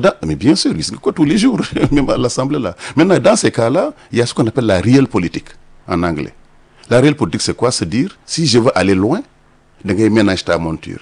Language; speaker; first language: French; non-native, local second language; Wolof